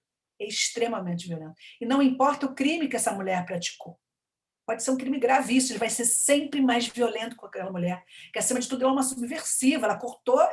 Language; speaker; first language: Portuguese; native; Portuguese